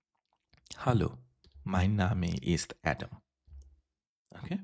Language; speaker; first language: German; non-native, fluent; Bangla